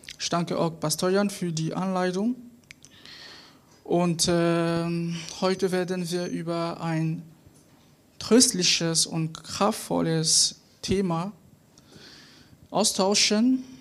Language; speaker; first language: German; non-native, fluent; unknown